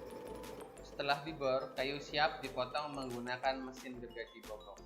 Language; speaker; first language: Indonesian; native; Indonesian